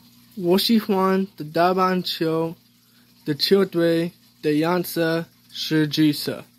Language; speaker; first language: Chinese; non-native, learner; English